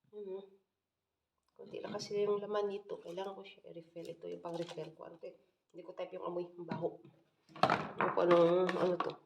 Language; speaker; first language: Filipino; non-native, local second language; Cebuano